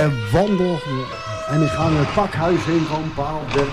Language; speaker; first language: Dutch; native; Dutch